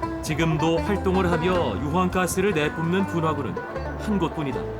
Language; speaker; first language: Korean; native; Korean